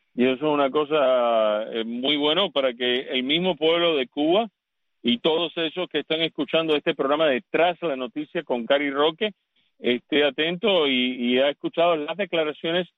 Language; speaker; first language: Spanish; early bilingual, heritage; Spanish